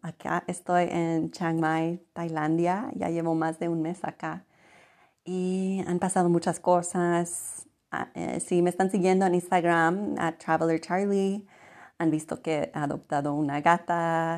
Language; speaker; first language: Spanish; early bilingual, heritage; Spanish